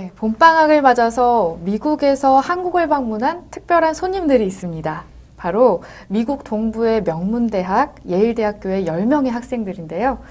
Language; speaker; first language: Korean; native; Korean